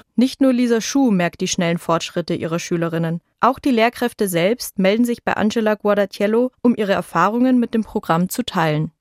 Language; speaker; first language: German; native; German